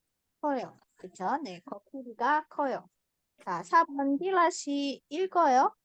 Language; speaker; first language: Korean; non-native, fluent; Indonesian